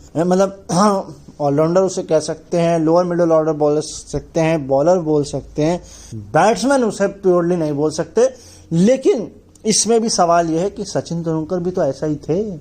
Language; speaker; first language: Hindi; native; Hindi